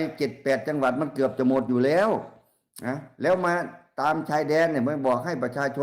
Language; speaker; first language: Thai; non-native, local second language; Lao